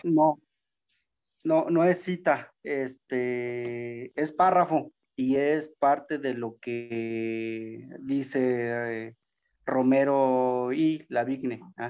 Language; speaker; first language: Spanish; native; Spanish